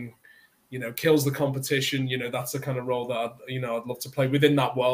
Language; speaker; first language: English; native; English